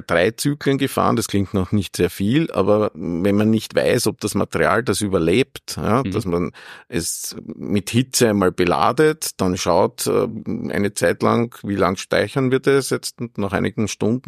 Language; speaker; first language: German; native; German